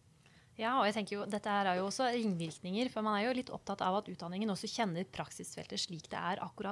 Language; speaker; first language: Norwegian; native; Norwegian